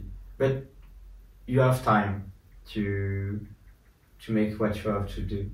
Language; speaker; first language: English; non-native, learner; French